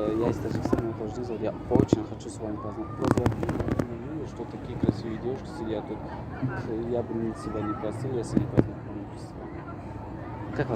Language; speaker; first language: Russian; non-native, local second language; Tajik